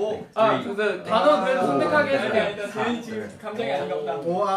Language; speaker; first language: Korean; native; Korean